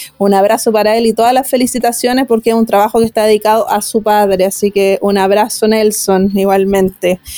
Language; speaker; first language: Spanish; native; Spanish